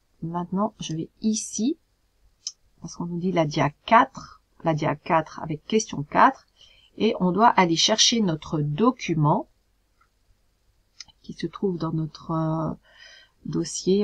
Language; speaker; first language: French; native; French